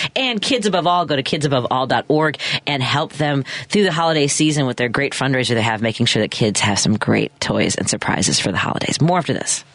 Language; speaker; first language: English; native; English